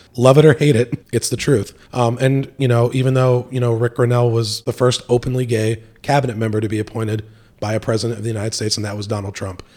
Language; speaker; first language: English; native; English